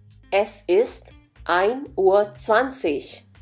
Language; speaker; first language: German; non-native, fluent; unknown